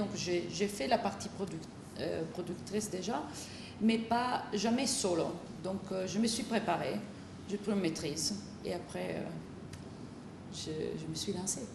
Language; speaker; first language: French; non-native, fluent; Italian